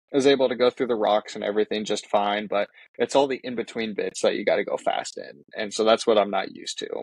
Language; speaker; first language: English; native; English